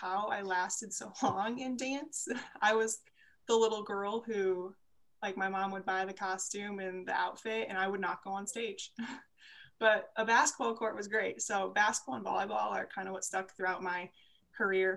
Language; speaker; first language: English; native; English